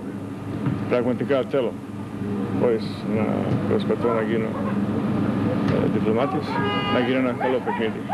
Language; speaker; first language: Greek; non-native, learner; Serbian